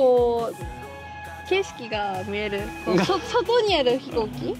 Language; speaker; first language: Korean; non-native, learner; Japanese